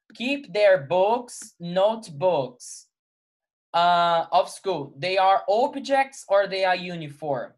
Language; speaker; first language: English; non-native, fluent; Portuguese